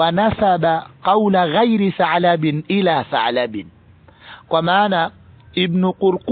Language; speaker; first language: Arabic; non-native, fluent; Swahili